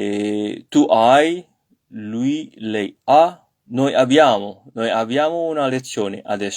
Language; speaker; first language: Italian; non-native, learner; French